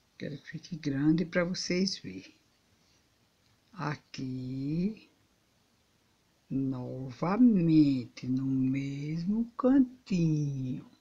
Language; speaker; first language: Portuguese; native; Portuguese